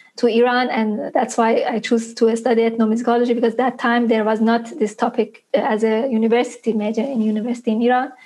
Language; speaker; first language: English; non-native, fluent; Persian